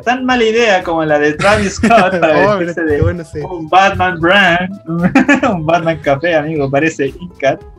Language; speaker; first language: Spanish; native; Spanish